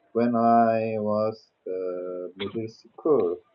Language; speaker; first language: English; non-native, learner; Korean